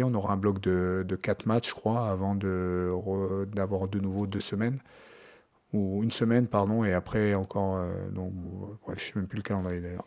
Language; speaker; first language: French; native; French